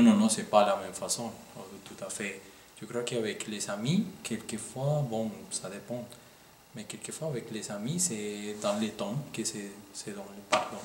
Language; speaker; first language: French; non-native, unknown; Spanish